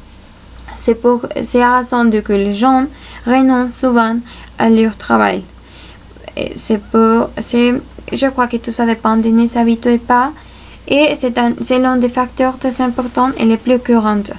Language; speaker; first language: French; non-native, fluent; Spanish